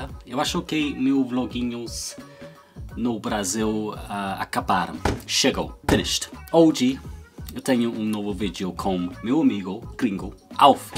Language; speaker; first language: Portuguese; non-native, learner; English